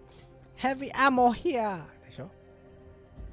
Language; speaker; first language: Japanese; non-native, learner; English